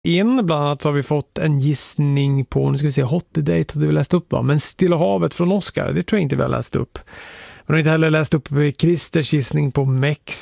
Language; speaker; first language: Swedish; native; Swedish